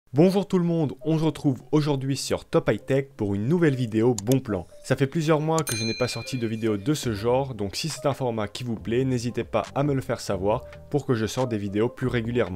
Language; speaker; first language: French; native; French